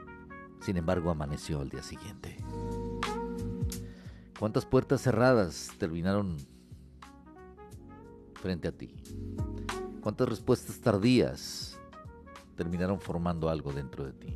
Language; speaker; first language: Spanish; native; Spanish